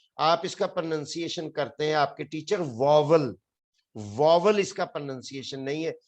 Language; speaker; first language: Urdu; non-native, local second language; Punjabi